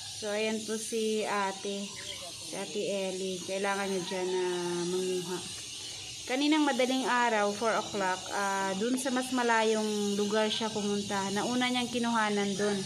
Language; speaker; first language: Filipino; non-native, local second language; Cebuano